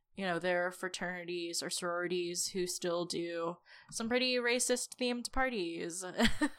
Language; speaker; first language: English; native; English